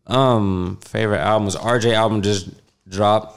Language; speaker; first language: English; native; English